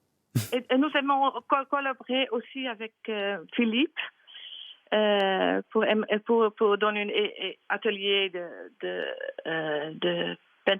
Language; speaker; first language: French; non-native, learner; Dutch